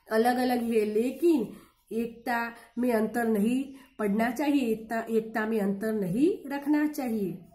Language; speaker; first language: Hindi; non-native, local second language; Gujarati